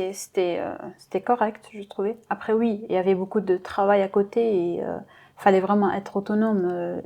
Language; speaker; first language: French; non-native, local second language; Arabic